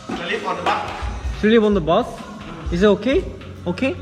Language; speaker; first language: English; non-native, learner; Korean